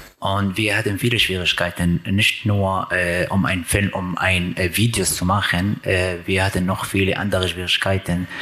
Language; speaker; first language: German; non-native, learner; Arabic